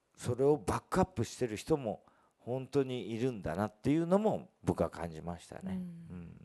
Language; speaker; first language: Japanese; native; Japanese